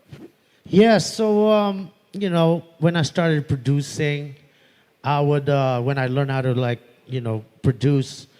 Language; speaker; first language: English; non-native, local second language; Pampanga